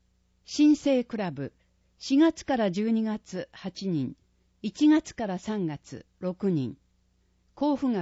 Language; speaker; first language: Japanese; native; Japanese